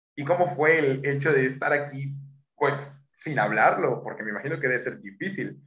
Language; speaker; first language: Spanish; native; Spanish